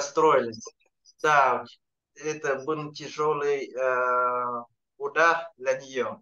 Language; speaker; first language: Russian; non-native, fluent; Vietnamese